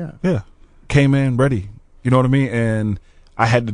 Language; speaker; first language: English; native; English